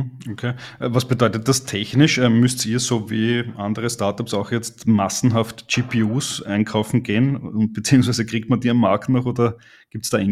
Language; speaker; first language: German; native; German